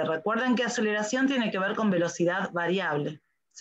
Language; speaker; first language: Spanish; native; Spanish